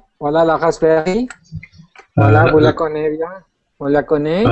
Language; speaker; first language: French; non-native, fluent; Spanish